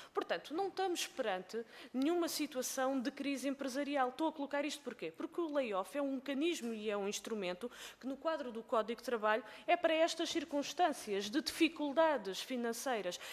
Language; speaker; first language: Portuguese; native; Portuguese